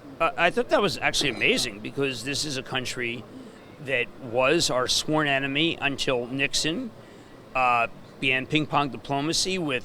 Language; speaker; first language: English; native; English